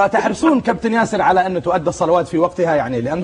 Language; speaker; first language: Arabic; native; Arabic